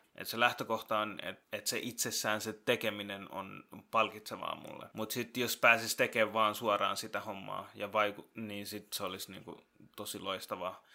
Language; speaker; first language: Finnish; early bilingual, other home language; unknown